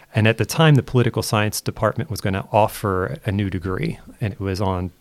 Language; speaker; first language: English; native; English